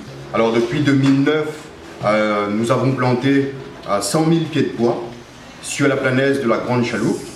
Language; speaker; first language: French; native; French